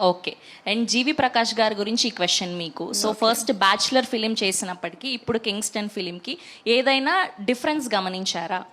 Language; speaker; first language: Telugu; native; Telugu